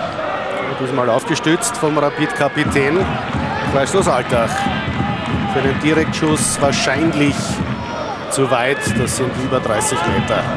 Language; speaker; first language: German; native; German